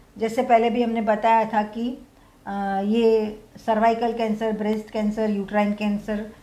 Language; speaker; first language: Hindi; non-native, local second language; Gujarati